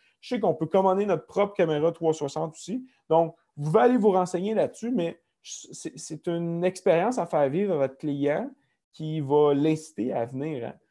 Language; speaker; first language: French; native; French